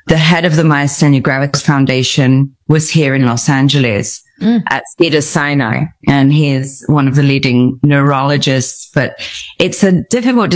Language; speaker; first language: English; native; English